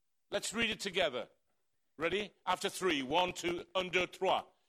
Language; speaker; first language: English; native; English